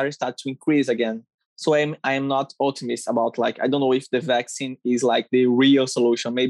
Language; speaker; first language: English; non-native, learner; Portuguese